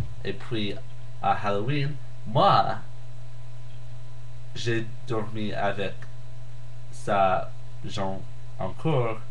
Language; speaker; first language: French; non-native, learner; English